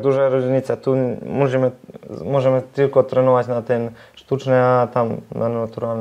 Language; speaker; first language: Polish; non-native, learner; Serbian